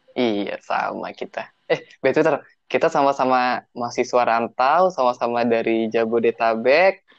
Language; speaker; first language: Indonesian; native; Indonesian